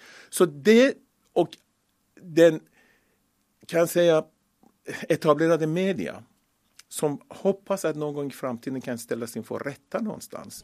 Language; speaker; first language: Swedish; non-native, fluent; Persian